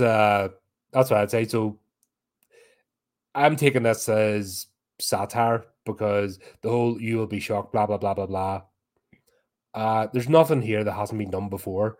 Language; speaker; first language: English; native; English